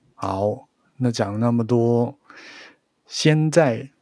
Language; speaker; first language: Chinese; non-native, local second language; Cantonese